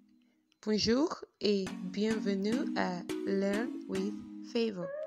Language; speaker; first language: French; non-native, fluent; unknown